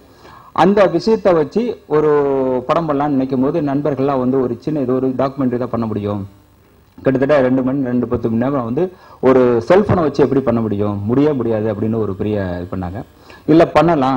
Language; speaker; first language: Tamil; native; Tamil